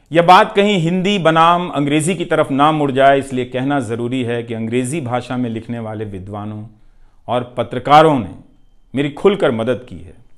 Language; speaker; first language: Hindi; non-native, local second language; Bhojpuri